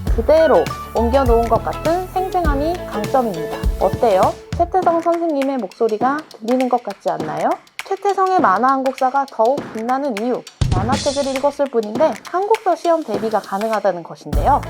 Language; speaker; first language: Korean; native; Korean